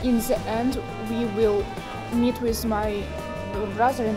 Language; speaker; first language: English; non-native, learner; Russian